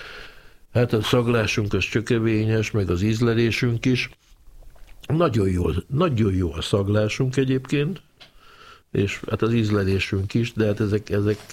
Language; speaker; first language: Hungarian; native; Hungarian